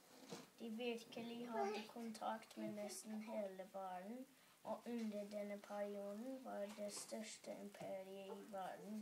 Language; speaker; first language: Norwegian; early bilingual, other home language; English